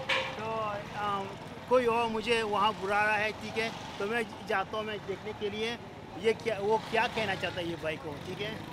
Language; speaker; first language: Hindi; non-native, learner; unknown